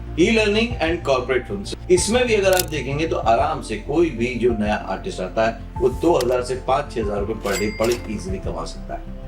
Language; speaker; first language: Hindi; native; Hindi